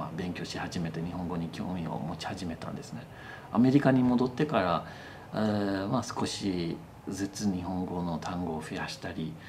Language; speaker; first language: Japanese; non-native, fluent; English